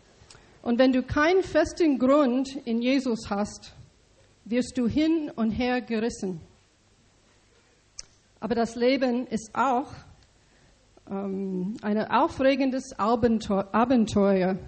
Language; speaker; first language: German; non-native, learner; English